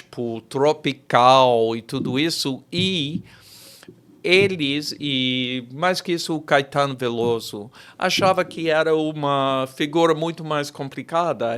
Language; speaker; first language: Portuguese; non-native, fluent; English